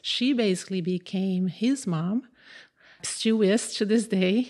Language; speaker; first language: English; non-native, fluent; Portuguese